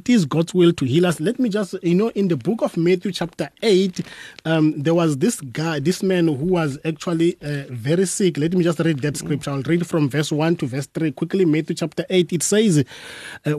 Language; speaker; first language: English; non-native, local second language; Tswana